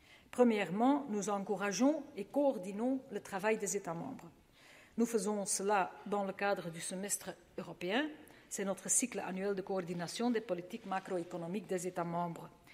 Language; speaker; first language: French; non-native, local second language; Dutch